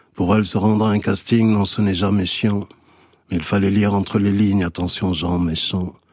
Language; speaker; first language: French; early bilingual, other home language; Fula